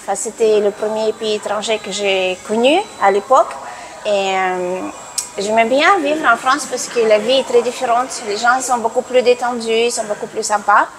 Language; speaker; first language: French; non-native, fluent; Russian